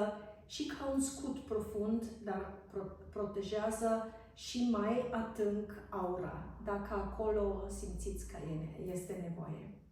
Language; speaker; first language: Romanian; non-native, fluent; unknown